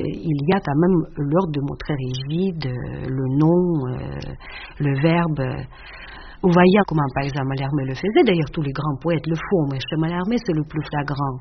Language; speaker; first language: French; non-native, fluent; Russian